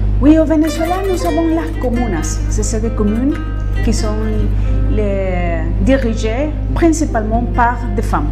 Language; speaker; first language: French; non-native, fluent; Spanish